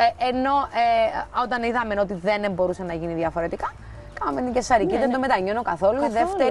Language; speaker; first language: Greek; native; Greek